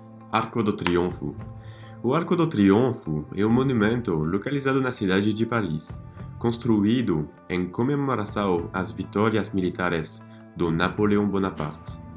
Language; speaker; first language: Portuguese; non-native, fluent; French